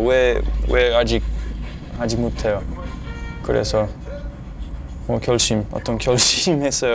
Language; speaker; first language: Korean; non-native, learner; English